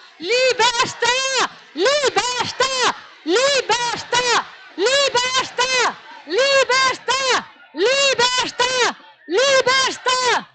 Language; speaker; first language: Italian; non-native, fluent; French